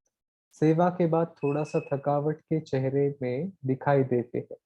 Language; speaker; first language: Hindi; native; Hindi